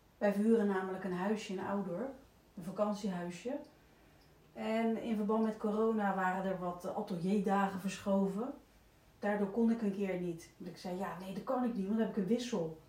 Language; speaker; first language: Dutch; native; Dutch